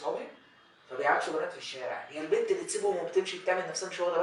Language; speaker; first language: Arabic; native; Arabic